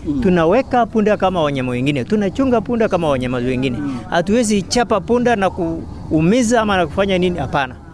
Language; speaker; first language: Swahili; non-native, local second language; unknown